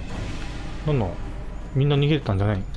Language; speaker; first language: Japanese; native; Japanese